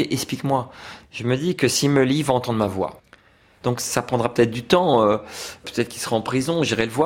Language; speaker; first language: French; native; French